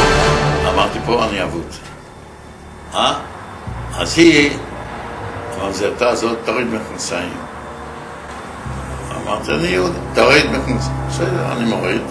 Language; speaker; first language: Hebrew; non-native, fluent; French